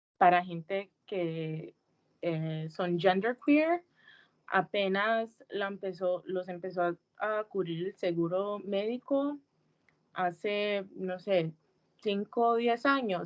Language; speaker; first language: Spanish; early bilingual, heritage; English